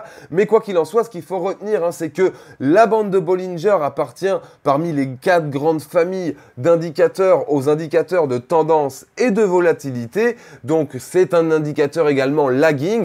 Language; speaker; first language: French; native; French